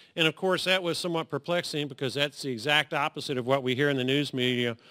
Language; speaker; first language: English; native; English